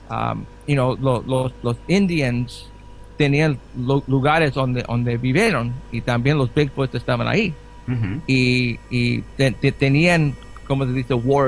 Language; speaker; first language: Spanish; early bilingual, heritage; Spanish